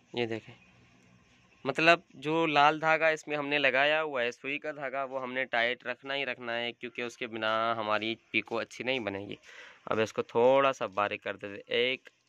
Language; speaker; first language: Urdu; non-native, local second language; Sindhi